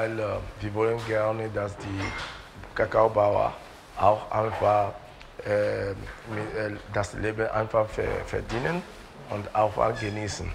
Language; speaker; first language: German; non-native, learner; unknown